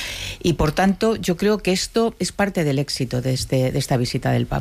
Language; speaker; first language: Spanish; native; Spanish